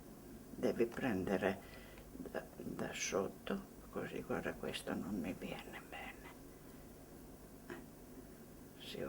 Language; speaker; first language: Italian; non-native, local second language; Slovenian